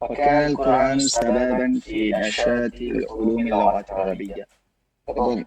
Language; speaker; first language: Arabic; non-native, learner; Bangla